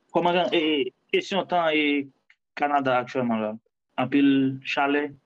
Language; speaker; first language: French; non-native, local second language; Haitian Creole